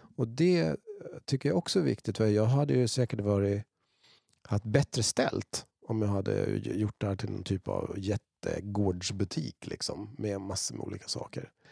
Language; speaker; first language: Swedish; native; Swedish